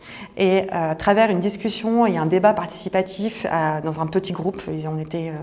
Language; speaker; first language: French; native; French